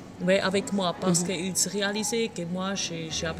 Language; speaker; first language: French; non-native, local second language; German